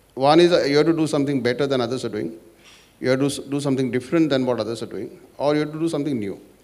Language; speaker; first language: English; non-native, local second language; Marathi